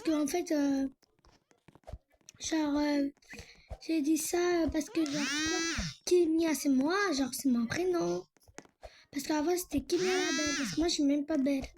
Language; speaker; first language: French; native; French